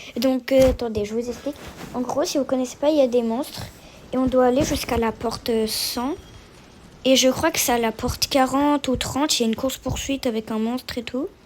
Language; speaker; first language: French; native; French